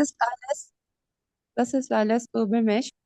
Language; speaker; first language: German; non-native, learner; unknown